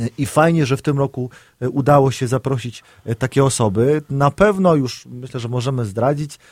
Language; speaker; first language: Polish; native; Polish